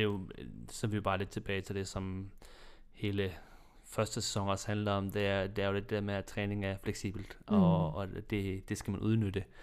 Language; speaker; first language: Danish; native; Danish